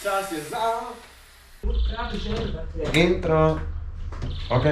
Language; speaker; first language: Slovenian; early bilingual, other home language; Polish